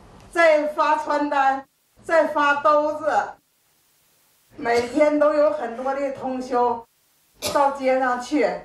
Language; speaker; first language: Chinese; native; Chinese